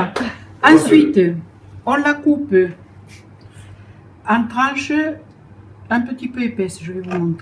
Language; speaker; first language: French; native; French